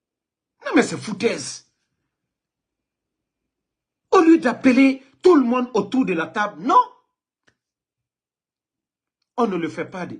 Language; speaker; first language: French; non-native, local second language; Mandingo